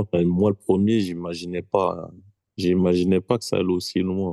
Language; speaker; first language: French; native; French